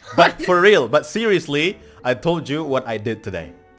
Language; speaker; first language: English; non-native, fluent; Indonesian